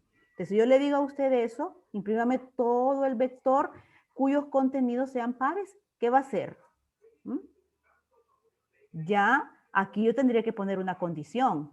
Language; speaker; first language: Spanish; native; Spanish